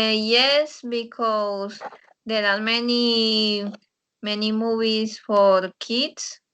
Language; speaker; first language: English; non-native, learner; Spanish